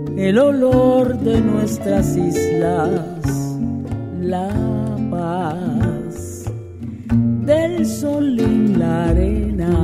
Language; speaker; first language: Spanish; native; Spanish